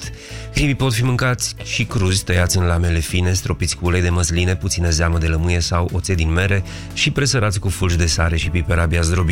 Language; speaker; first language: Romanian; native; Romanian